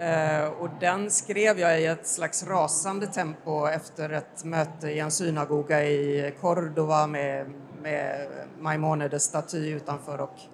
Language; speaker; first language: Swedish; native; Swedish